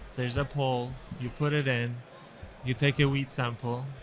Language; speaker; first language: English; non-native, fluent; Turkish